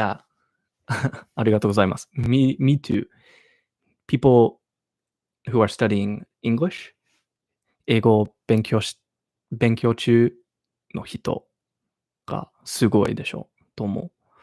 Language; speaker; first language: Japanese; non-native, learner; English